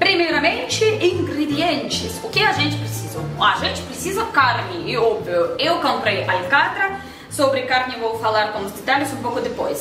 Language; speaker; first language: Portuguese; non-native, fluent; Russian